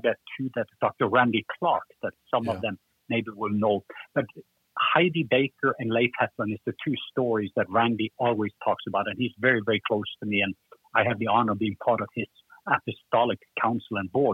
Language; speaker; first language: English; non-native, fluent; Norwegian